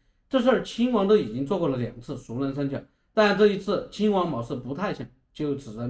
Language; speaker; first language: Chinese; native; Chinese